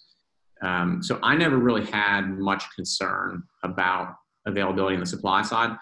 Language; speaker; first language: English; native; English